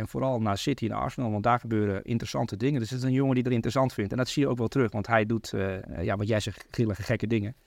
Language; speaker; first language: Dutch; early bilingual, other home language; Turkish